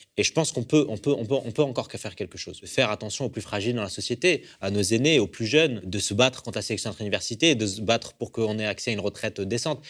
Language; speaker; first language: French; early bilingual, other home language; Arabic